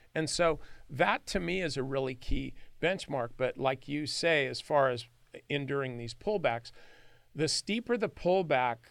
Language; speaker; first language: English; native; English